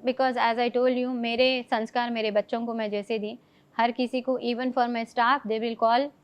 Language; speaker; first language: Hindi; non-native, local second language; Telugu